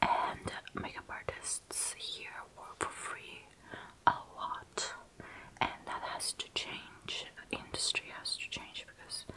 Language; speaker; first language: English; non-native, fluent; Russian